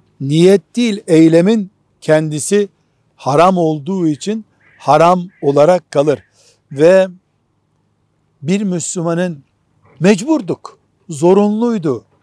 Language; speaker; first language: Turkish; native; Turkish